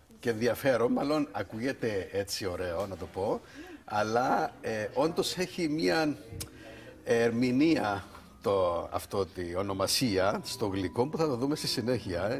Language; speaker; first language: Greek; native; Greek